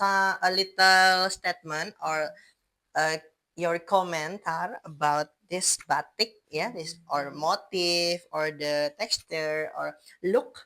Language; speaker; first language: English; non-native, learner; Indonesian